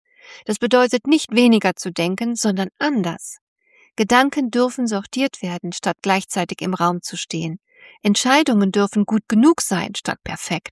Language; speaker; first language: German; native; German